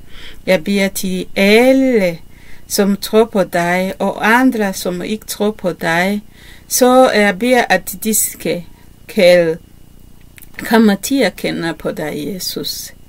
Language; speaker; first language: Danish; non-native, learner; Kinyarwanda